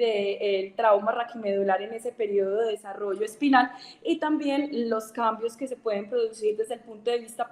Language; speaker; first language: Spanish; native; Spanish